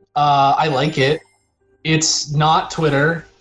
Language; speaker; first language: English; native; English